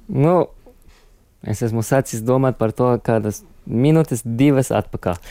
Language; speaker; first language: Latvian; non-native, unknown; English